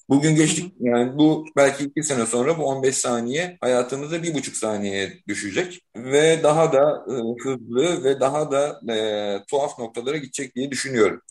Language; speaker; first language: Turkish; native; Turkish